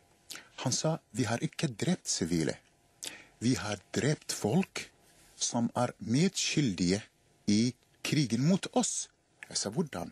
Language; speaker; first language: Norwegian; non-native, fluent; Arabic